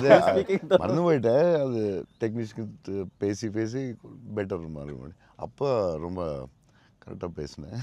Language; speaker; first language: Tamil; non-native, local second language; Telugu